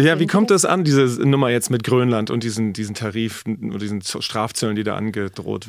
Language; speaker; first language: German; native; German